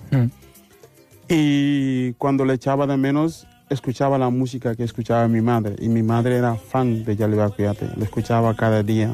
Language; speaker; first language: Spanish; non-native, fluent; Wolof